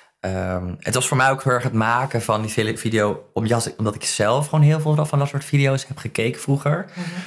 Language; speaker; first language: Dutch; native; Dutch